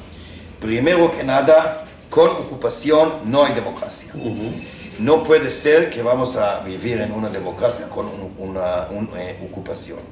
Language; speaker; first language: Spanish; non-native, fluent; Hebrew